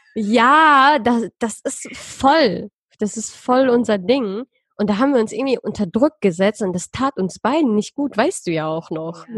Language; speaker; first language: German; early bilingual, other home language; Persian